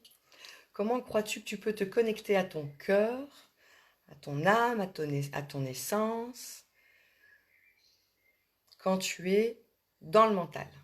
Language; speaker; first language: French; native; French